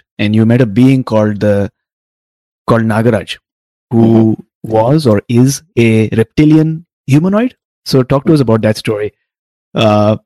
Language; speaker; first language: English; non-native, local second language; Tamil